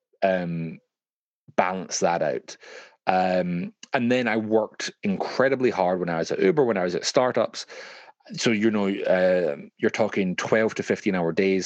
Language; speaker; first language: English; native; English